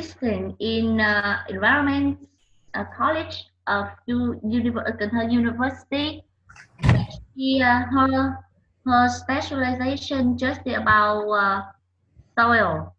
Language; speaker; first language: English; non-native, learner; Vietnamese